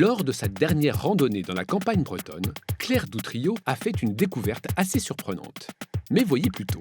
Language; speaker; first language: French; native; French